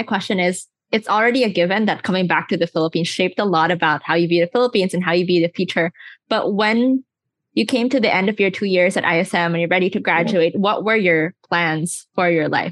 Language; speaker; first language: English; non-native, local second language; Filipino